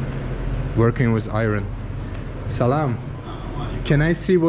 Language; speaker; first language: English; non-native, fluent; Azerbaijani